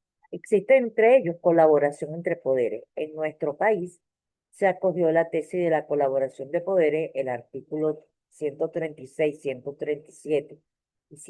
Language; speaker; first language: Spanish; native; Spanish